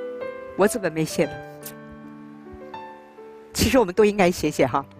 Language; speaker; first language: Chinese; native; Chinese